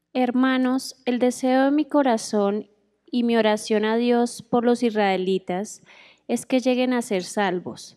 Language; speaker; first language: Spanish; native; Spanish